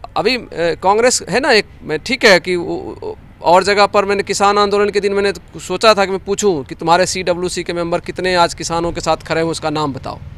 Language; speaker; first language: Hindi; native; Hindi